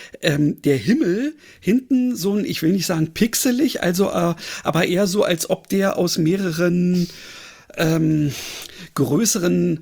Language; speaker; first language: German; native; German